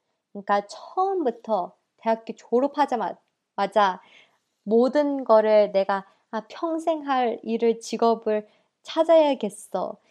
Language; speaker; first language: Korean; early bilingual, heritage; Korean